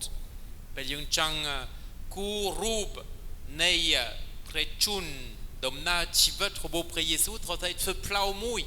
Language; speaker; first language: Khmer; non-native, fluent; French